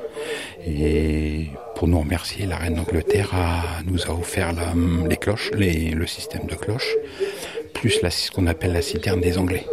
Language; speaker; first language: French; native; French